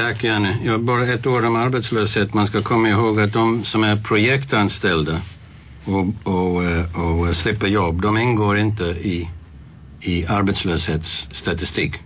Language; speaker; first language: Swedish; non-native, fluent; English